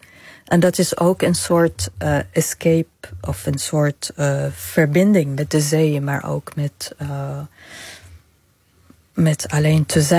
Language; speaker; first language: Dutch; non-native, fluent; Arabic